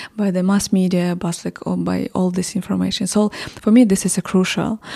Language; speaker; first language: English; non-native, fluent; Ukrainian